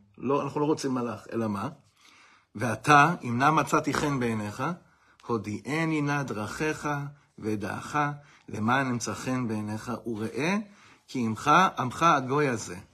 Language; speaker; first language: Hebrew; non-native, fluent; English